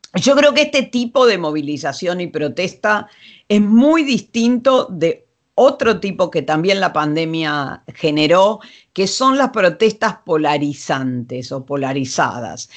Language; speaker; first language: Spanish; non-native, fluent; Dutch